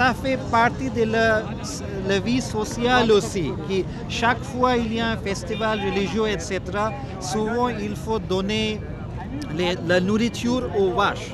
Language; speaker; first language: French; non-native, fluent; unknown